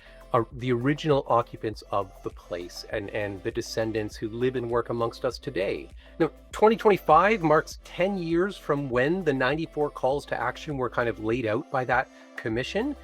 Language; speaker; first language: English; native; English